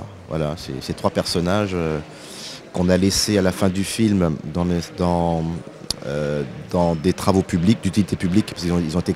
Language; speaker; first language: French; native; French